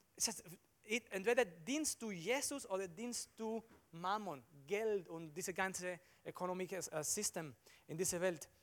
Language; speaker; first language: German; non-native, learner; Spanish